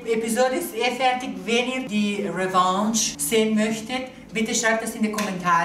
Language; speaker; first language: German; non-native, local second language; Italian